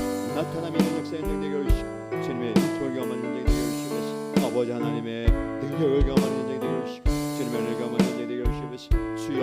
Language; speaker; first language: Korean; native; Korean